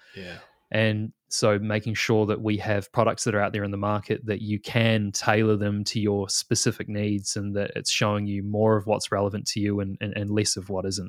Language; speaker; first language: English; native; English